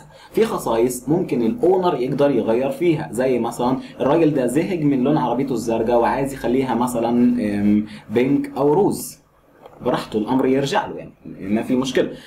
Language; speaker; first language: Arabic; native; Arabic